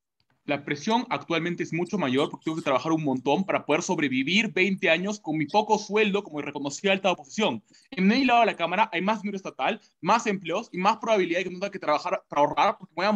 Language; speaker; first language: Spanish; native; Spanish